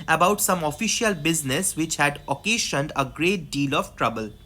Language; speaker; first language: English; non-native, local second language; Bangla